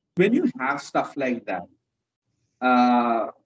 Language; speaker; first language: English; non-native, local second language; Bangla